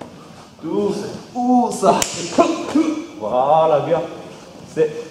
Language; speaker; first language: French; non-native, learner; Korean